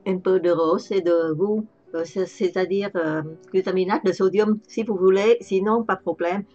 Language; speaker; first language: French; non-native, learner; Vietnamese